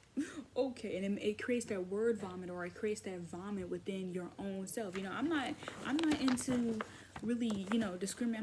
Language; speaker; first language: English; native; English